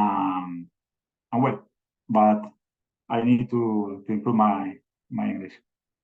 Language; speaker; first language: English; non-native, learner; Spanish